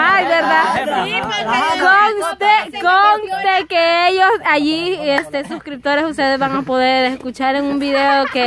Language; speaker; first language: Spanish; native; Spanish